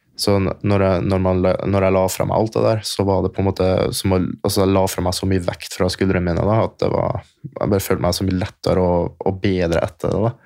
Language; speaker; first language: Norwegian; early bilingual, other home language; German